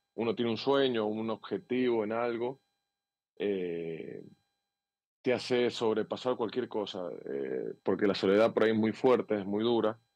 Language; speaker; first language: Spanish; native; Spanish